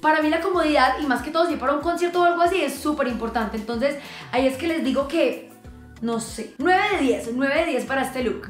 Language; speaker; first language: Spanish; native; Spanish